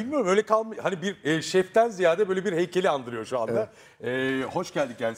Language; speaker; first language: Turkish; native; Turkish